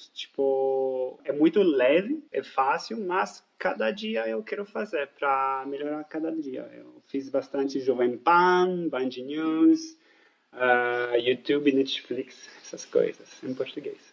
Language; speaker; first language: Portuguese; non-native, fluent; French